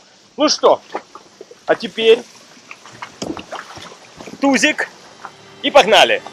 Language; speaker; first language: Russian; native; Russian